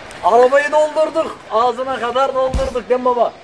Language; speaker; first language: Turkish; native; Turkish